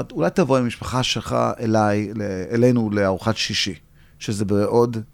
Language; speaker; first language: Hebrew; early bilingual, heritage; Hebrew